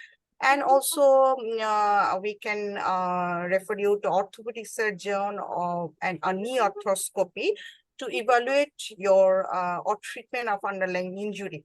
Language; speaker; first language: English; non-native, learner; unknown